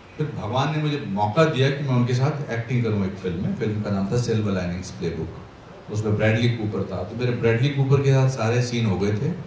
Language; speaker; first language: Hindi; native; Hindi